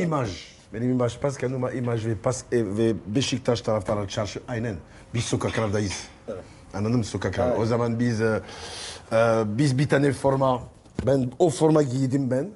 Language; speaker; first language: Turkish; non-native, learner; French